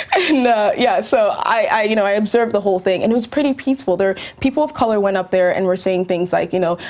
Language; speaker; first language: English; native; English